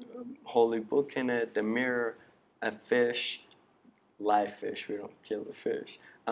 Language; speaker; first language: English; early bilingual, other home language; Persian